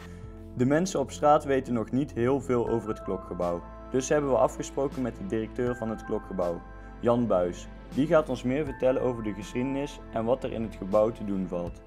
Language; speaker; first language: Dutch; native; Dutch